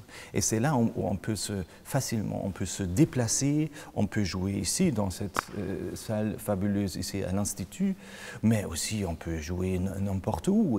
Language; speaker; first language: French; non-native, fluent; German